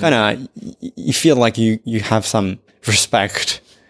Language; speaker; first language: English; non-native, fluent; Japanese